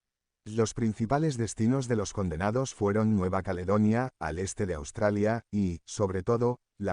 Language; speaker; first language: Spanish; native; Spanish